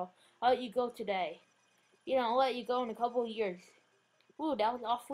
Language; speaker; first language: English; native; English